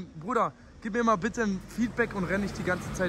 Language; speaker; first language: German; native; German